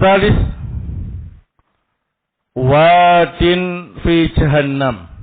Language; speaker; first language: Arabic; non-native, fluent; Indonesian